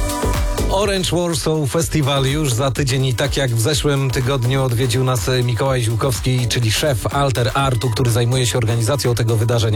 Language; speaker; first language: Polish; native; Polish